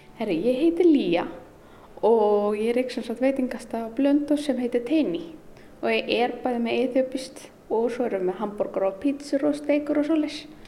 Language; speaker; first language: Icelandic; early bilingual, other home language; Amharic